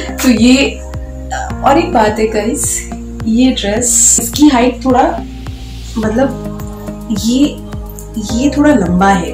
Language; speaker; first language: Hindi; non-native, local second language; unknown